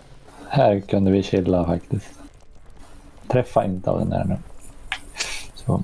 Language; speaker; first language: Swedish; native; Swedish